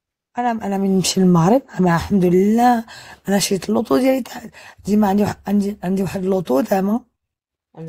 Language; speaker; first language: Arabic; early bilingual, heritage; French